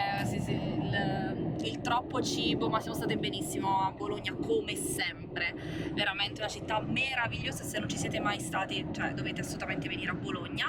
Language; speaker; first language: Italian; native; Italian